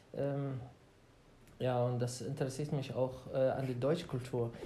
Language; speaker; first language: German; non-native, learner; Arabic